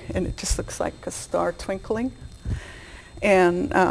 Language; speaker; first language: English; native; English